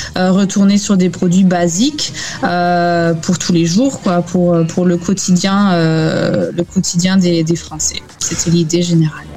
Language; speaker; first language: French; native; French